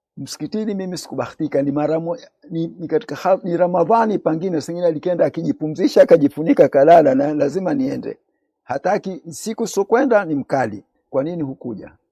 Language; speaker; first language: Swahili; native; Swahili